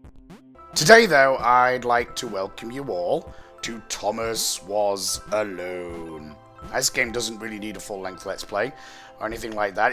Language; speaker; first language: English; native; English